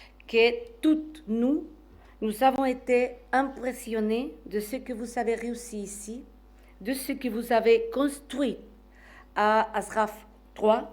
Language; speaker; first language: French; non-native, fluent; Spanish